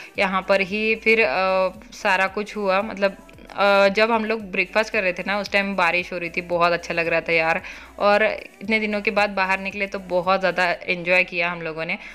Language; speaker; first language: Hindi; non-native, local second language; Marathi